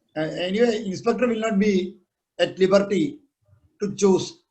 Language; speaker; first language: English; non-native, local second language; Malayalam